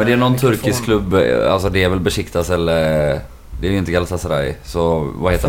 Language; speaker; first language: Swedish; native; Swedish